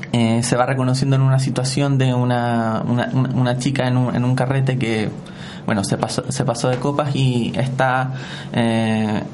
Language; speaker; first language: Spanish; native; Spanish